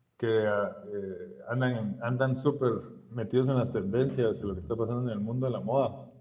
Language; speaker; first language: Spanish; native; Spanish